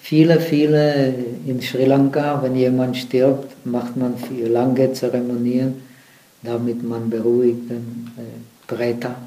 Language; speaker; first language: German; non-native, fluent; Czech